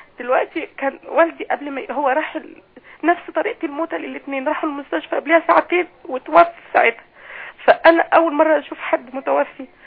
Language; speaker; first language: Arabic; native; Arabic